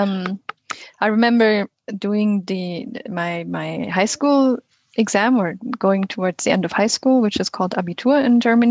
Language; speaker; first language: English; non-native, fluent; German